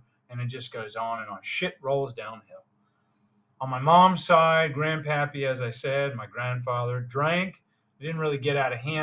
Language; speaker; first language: English; native; English